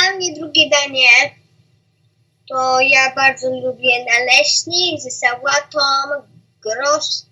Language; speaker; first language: Polish; early bilingual, heritage; Polish